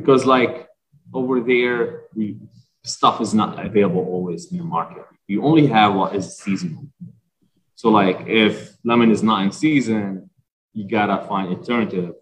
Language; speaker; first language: English; non-native, fluent; Arabic